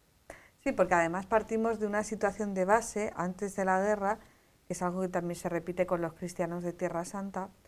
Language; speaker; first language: Spanish; native; Spanish